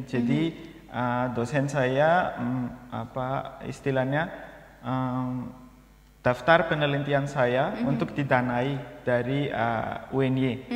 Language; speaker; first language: Indonesian; non-native, fluent; Malagasy